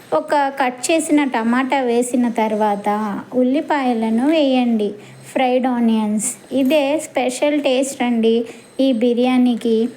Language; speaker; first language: Telugu; non-native, local second language; Urdu